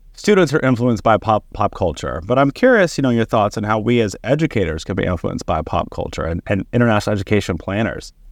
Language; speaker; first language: English; native; English